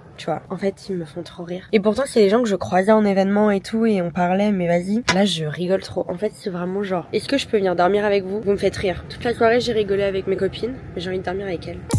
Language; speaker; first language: French; native; French